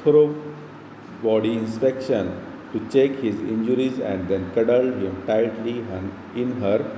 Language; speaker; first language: English; non-native, local second language; Marathi